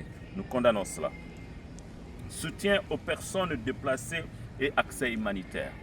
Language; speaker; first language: French; non-native, local second language; Lingala